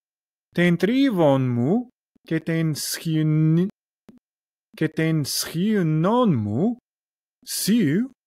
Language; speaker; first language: Greek; non-native, learner; English